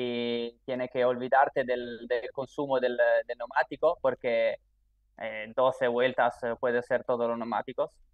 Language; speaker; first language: Spanish; non-native, fluent; Italian